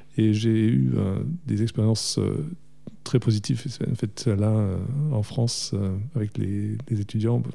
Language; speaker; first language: French; non-native, fluent; German